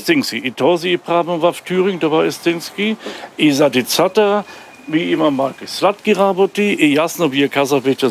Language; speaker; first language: Bulgarian; non-native, learner; German